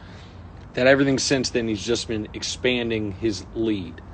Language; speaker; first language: English; native; English